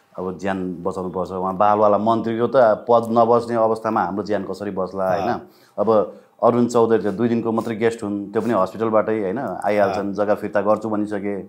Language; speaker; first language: Nepali; native; Nepali